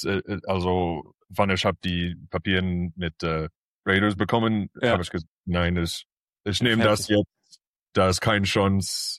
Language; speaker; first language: German; early bilingual, heritage; English